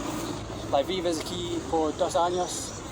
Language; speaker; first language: Spanish; non-native, learner; English